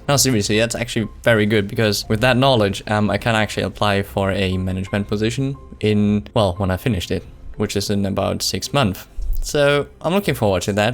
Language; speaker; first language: English; non-native, fluent; German